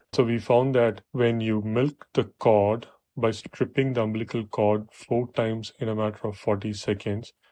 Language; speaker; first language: English; non-native, local second language; Tamil